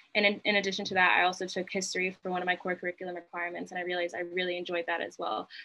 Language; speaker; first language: English; native; English